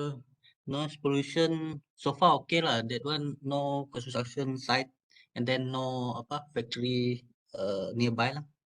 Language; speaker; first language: English; non-native, local second language; Malay